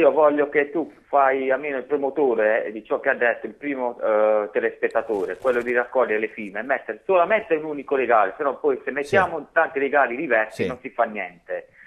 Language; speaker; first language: Italian; native; Italian